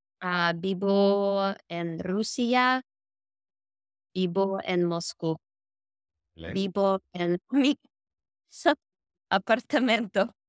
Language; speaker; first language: Spanish; non-native, learner; English